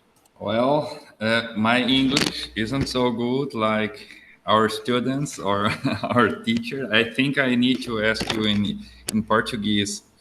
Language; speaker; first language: English; non-native, learner; Portuguese